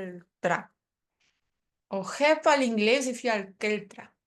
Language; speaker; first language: Arabic; non-native, learner; English